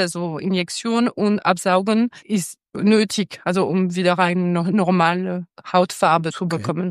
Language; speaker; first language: German; non-native, local second language; French